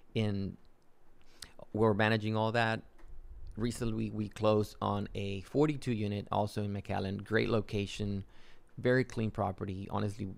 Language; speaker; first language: English; non-native, fluent; Spanish